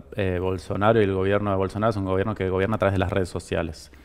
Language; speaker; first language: Spanish; native; Spanish